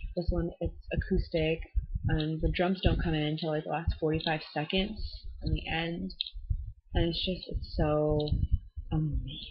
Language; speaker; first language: English; native; English